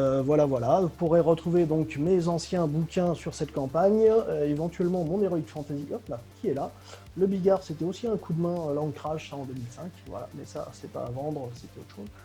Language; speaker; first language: French; native; French